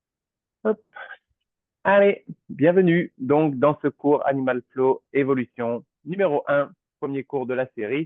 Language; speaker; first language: French; native; French